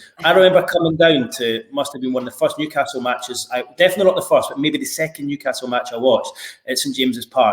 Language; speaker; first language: English; native; English